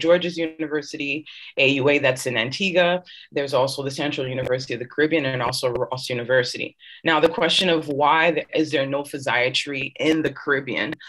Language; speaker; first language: English; early bilingual, other home language; French